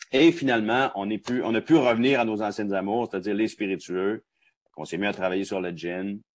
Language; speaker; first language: French; native; French